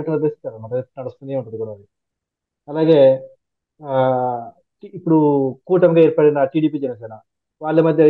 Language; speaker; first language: Telugu; native; Telugu